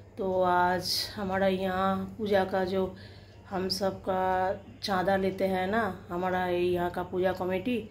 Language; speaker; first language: Hindi; non-native, local second language; Bangla